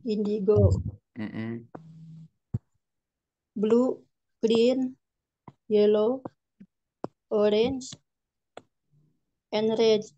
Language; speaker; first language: English; non-native, learner; Indonesian